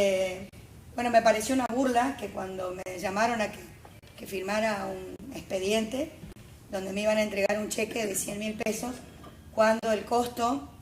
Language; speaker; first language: Spanish; native; Spanish